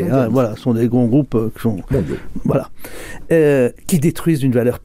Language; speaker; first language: French; native; French